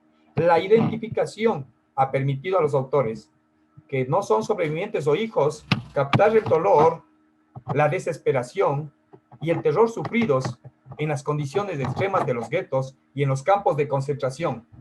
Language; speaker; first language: Spanish; native; Spanish